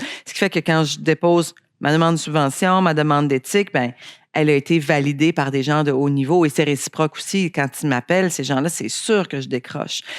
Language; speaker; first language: French; native; French